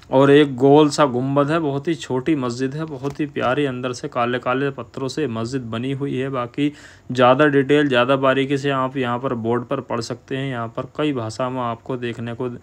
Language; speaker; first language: Hindi; native; Hindi